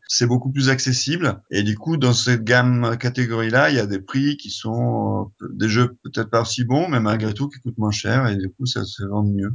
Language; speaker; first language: French; non-native, fluent; Italian